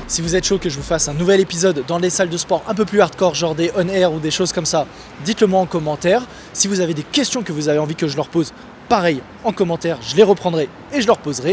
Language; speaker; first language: French; native; French